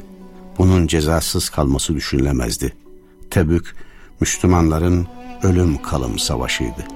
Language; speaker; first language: Turkish; native; Turkish